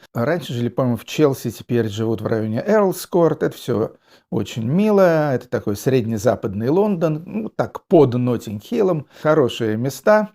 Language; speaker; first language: Russian; native; Russian